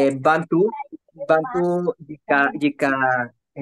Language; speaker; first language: Indonesian; non-native, learner; Spanish